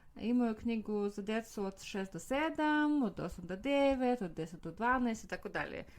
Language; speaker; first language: Serbian; non-native, fluent; Russian